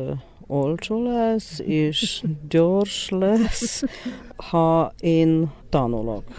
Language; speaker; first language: Hungarian; non-native, learner; Polish